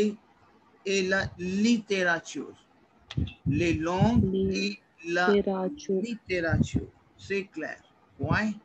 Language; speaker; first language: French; non-native, fluent; Hindi